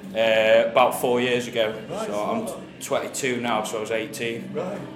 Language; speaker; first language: English; native; English